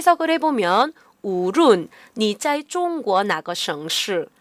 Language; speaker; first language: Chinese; non-native, fluent; Korean